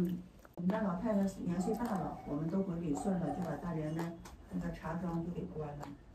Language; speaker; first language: Chinese; native; Chinese